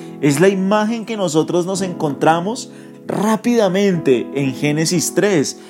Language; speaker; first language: Spanish; native; Spanish